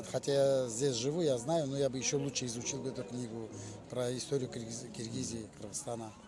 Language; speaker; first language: Russian; non-native, local second language; Kyrgyz